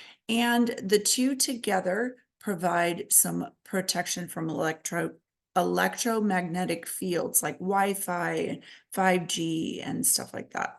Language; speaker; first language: English; native; English